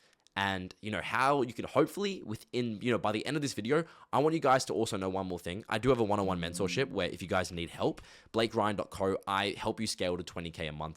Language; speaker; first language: English; native; English